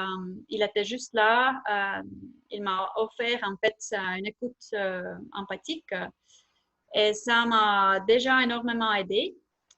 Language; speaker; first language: French; non-native, fluent; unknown